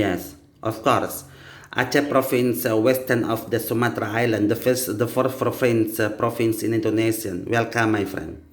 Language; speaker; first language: English; non-native, learner; Indonesian